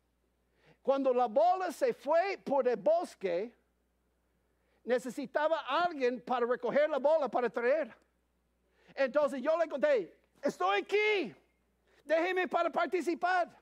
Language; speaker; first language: Spanish; non-native, fluent; English